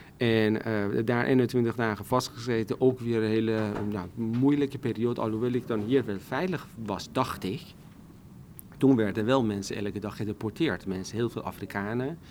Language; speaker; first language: Dutch; non-native, fluent; Persian